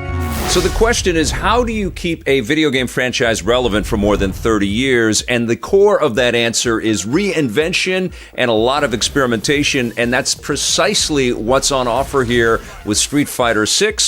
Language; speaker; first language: English; native; English